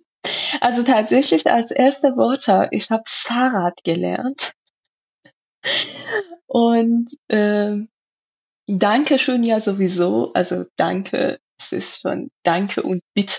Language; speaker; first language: German; non-native, learner; Persian